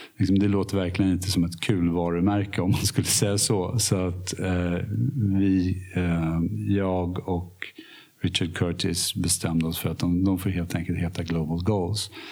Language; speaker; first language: Swedish; native; Swedish